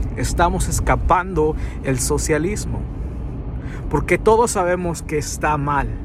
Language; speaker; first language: Spanish; early bilingual, heritage; Spanish